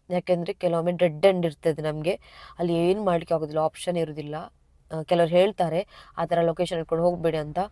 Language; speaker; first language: Kannada; non-native, local second language; Tulu